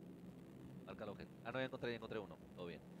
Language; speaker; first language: Spanish; native; Spanish